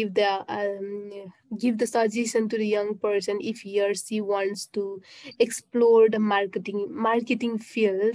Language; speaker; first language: English; non-native, local second language; Nepali